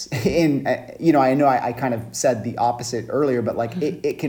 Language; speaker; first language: English; native; English